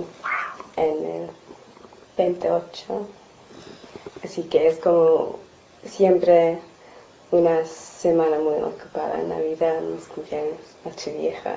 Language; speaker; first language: Spanish; non-native, learner; English